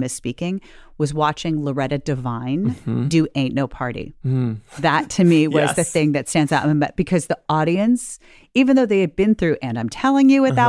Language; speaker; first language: English; native; English